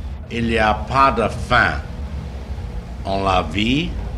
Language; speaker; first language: French; non-native, learner; English